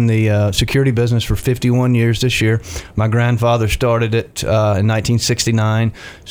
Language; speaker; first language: English; native; English